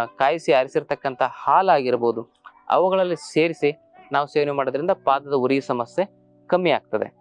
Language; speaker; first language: Kannada; native; Kannada